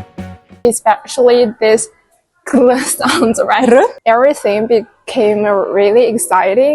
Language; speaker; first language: English; non-native, fluent; Chinese